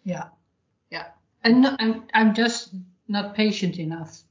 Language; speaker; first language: English; non-native, fluent; Dutch